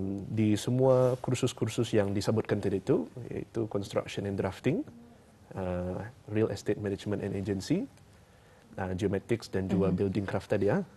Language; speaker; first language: Malay; native; Malay